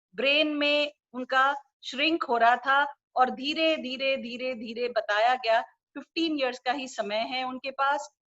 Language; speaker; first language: Hindi; non-native, local second language; Urdu